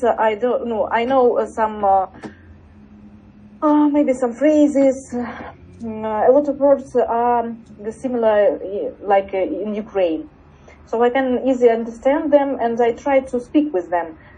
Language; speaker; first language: English; non-native, learner; Russian